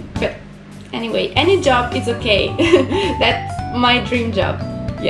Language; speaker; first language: English; non-native, fluent; Italian